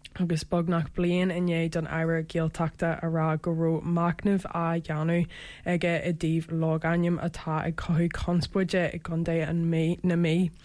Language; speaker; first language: Irish; native; Irish